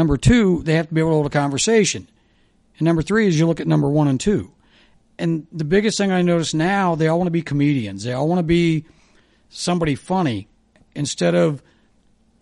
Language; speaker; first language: English; native; English